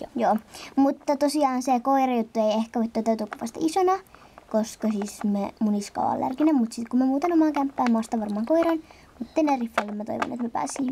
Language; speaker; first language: Finnish; native; Finnish